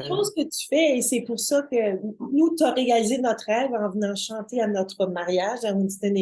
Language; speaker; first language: French; native; French